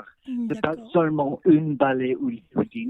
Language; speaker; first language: French; non-native, learner; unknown